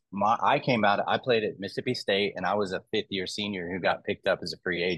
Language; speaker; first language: English; native; English